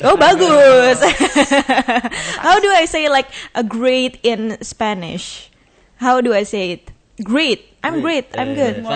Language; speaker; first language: English; non-native, fluent; Indonesian